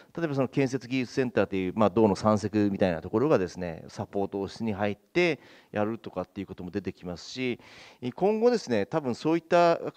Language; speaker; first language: Japanese; native; Japanese